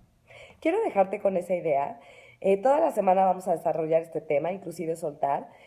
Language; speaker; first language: Spanish; native; Spanish